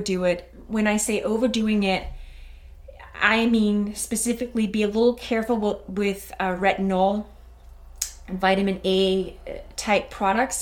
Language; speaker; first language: English; non-native, fluent; Danish